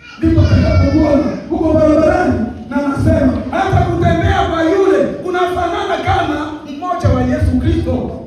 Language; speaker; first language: Swahili; native; Swahili